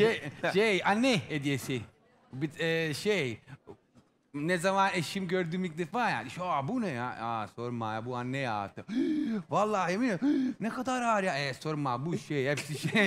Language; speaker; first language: Turkish; non-native, learner; English